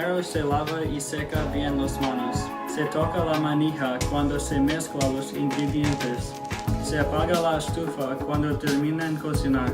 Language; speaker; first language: Spanish; non-native, learner; English